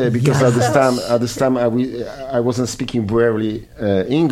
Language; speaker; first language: English; non-native, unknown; Polish